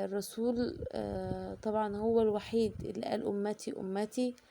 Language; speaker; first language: Arabic; native; Arabic